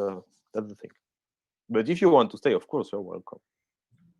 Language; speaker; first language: English; non-native, fluent; French